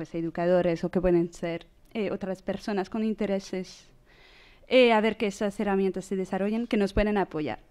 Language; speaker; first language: Spanish; non-native, fluent; French